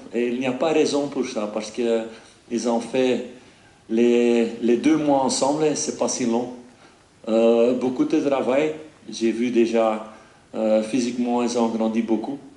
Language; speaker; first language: French; non-native, fluent; Dutch